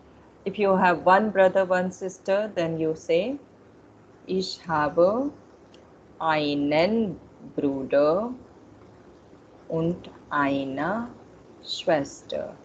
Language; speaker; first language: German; non-native, fluent; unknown